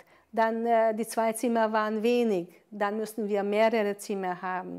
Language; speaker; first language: German; non-native, fluent; Hungarian